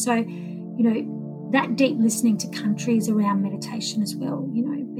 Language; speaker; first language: English; native; English